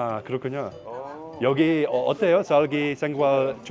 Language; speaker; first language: Korean; non-native, fluent; Dutch